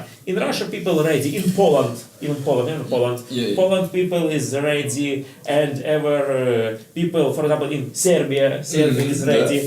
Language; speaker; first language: English; non-native, learner; Russian